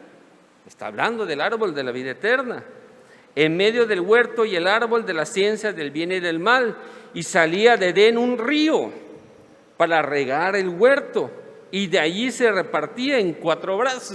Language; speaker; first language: Spanish; native; Spanish